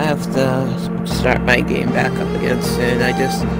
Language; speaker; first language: English; native; English